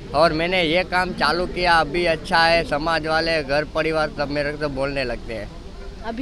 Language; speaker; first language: Hindi; non-native, local second language; Gujarati